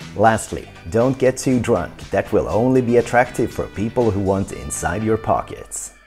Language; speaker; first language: English; non-native, fluent; Swedish